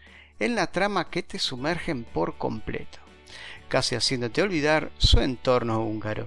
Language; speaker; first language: Spanish; native; Spanish